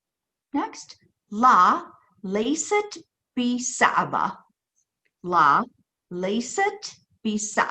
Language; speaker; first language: Arabic; non-native, fluent; English